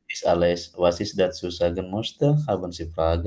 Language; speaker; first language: German; non-native, learner; Indonesian